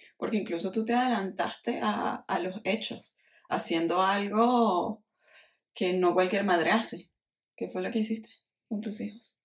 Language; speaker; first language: Spanish; native; Spanish